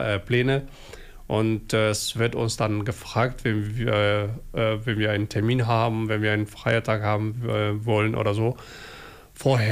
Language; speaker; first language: German; non-native, fluent; Somali